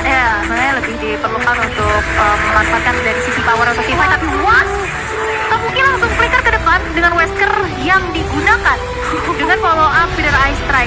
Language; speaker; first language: Indonesian; native; Indonesian